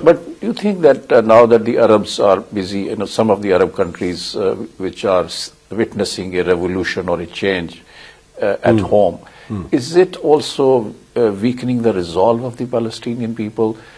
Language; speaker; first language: English; non-native, local second language; Urdu